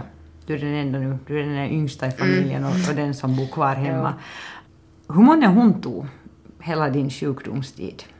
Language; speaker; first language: Swedish; native; Swedish